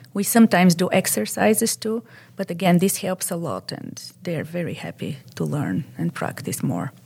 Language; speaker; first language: English; non-native, fluent; Bulgarian